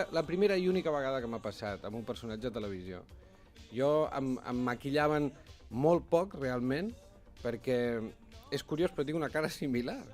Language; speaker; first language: Catalan; non-native, local second language; Spanish